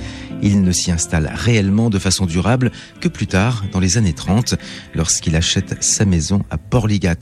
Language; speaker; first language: French; native; French